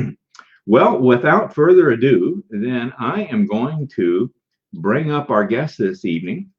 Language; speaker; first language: English; native; English